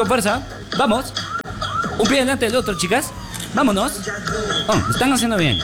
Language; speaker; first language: Spanish; native; Spanish